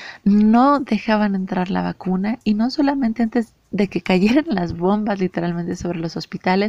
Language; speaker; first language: Spanish; native; Spanish